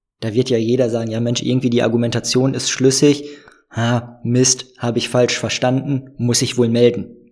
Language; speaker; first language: German; native; German